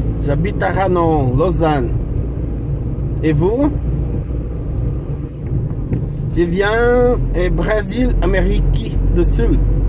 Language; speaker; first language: French; non-native, learner; Portuguese